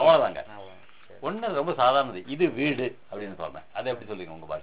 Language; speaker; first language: Tamil; native; Tamil